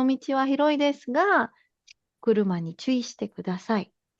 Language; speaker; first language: Japanese; non-native, fluent; Filipino